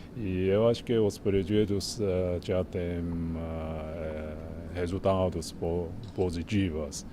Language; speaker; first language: Portuguese; non-native, fluent; Chinese